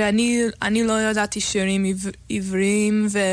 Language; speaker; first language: Hebrew; non-native, learner; English